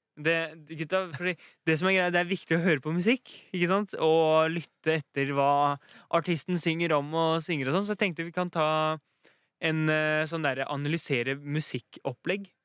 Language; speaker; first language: Norwegian; early bilingual, other home language; Arabic